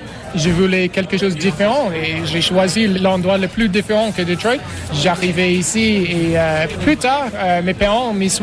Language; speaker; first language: French; non-native, learner; English